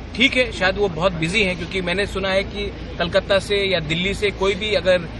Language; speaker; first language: Hindi; non-native, local second language; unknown